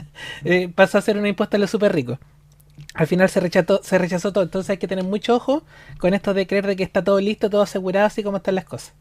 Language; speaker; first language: Spanish; native; Spanish